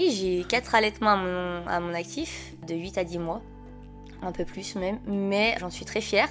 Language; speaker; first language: French; native; French